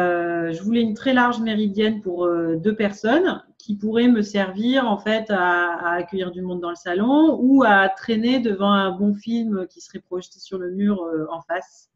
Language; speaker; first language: French; native; French